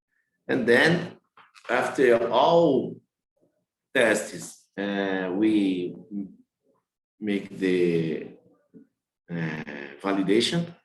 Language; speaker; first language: English; non-native, learner; Portuguese